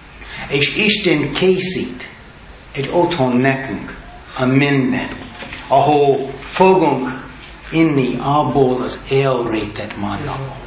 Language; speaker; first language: Hungarian; non-native, learner; English